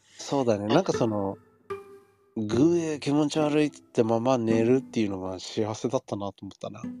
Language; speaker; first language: Japanese; early bilingual, heritage; Japanese